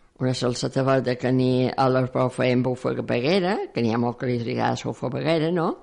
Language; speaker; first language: Catalan; native; Catalan